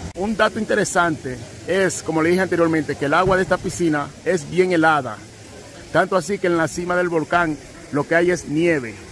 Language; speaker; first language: Spanish; native; Spanish